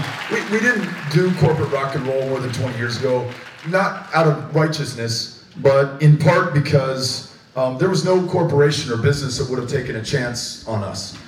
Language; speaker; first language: English; native; English